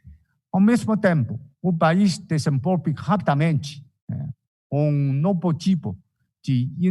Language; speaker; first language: Portuguese; non-native, fluent; Chinese